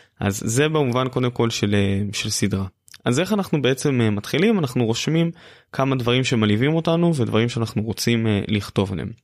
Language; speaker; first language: Hebrew; native; Hebrew